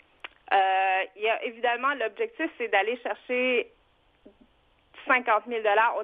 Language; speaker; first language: French; early bilingual, other home language; Vietnamese